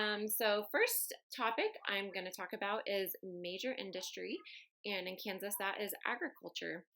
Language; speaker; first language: English; native; English